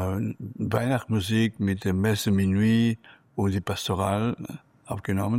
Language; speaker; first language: German; non-native, fluent; Catalan